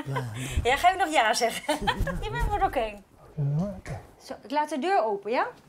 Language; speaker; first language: Dutch; native; Dutch